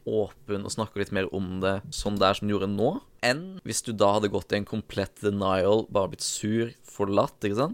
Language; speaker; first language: Norwegian; native; Norwegian